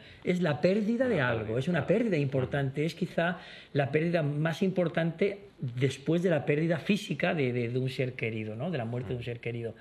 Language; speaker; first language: Spanish; native; Spanish